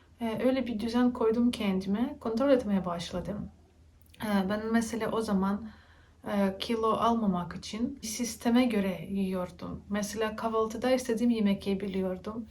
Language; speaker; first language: Turkish; non-native, learner; Russian